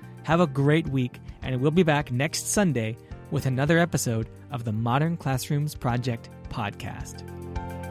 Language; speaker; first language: English; native; English